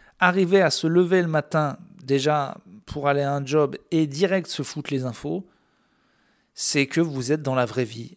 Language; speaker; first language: French; native; French